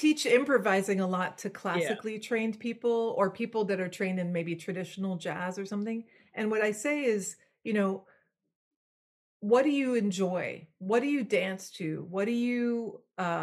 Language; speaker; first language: English; non-native, fluent; French